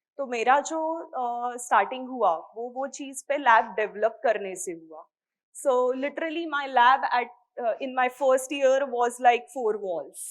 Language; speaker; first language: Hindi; non-native, local second language; Marathi